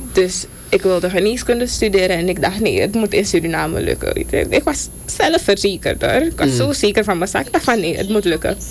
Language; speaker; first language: Dutch; native; Dutch